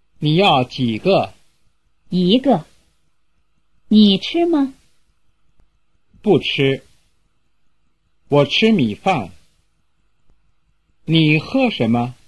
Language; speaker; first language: Chinese; non-native, fluent; Vietnamese